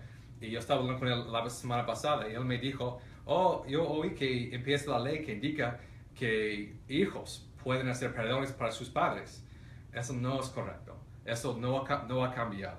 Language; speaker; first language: Spanish; non-native, fluent; English